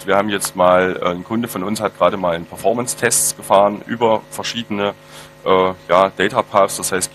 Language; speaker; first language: German; native; German